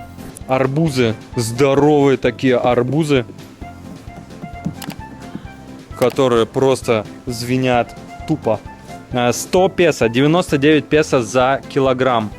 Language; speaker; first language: Russian; native; Russian